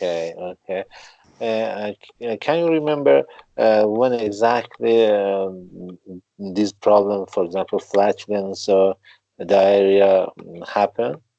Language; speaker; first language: English; non-native, learner; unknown